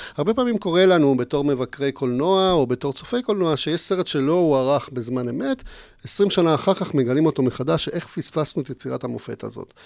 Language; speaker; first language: Hebrew; native; Hebrew